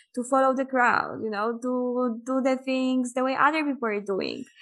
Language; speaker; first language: English; non-native, fluent; Polish